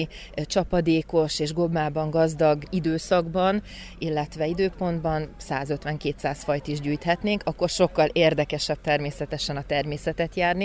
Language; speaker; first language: Hungarian; native; Hungarian